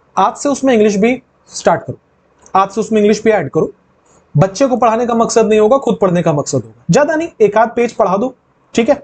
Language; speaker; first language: Hindi; native; Hindi